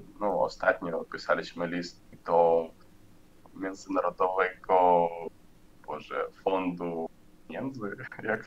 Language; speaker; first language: Polish; non-native, learner; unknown